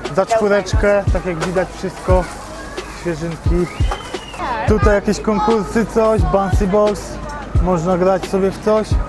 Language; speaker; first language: Polish; native; Polish